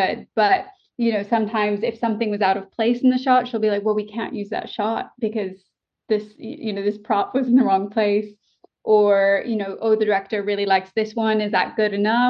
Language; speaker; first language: English; native; English